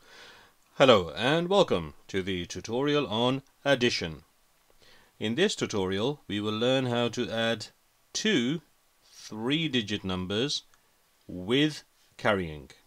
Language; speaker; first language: English; native; English